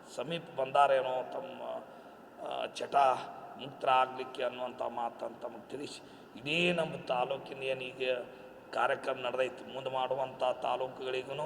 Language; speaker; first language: Kannada; non-native, local second language; Lambadi